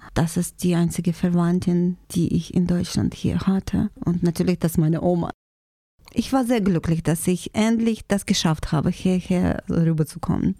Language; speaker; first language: German; non-native, fluent; Russian